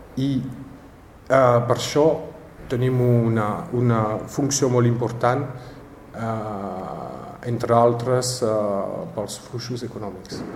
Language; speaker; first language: Catalan; non-native, local second language; French